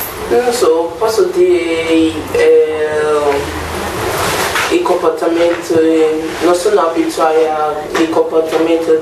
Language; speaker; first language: Italian; non-native, learner; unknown